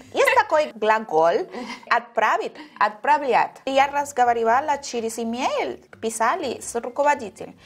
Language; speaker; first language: Russian; non-native, fluent; Spanish